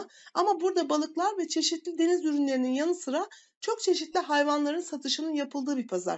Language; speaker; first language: Turkish; native; Turkish